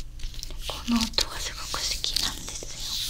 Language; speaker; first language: Japanese; non-native, learner; Korean